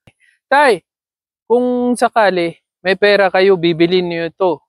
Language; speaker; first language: Filipino; non-native, learner; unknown